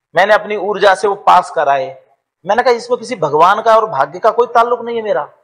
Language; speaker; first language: Hindi; native; Hindi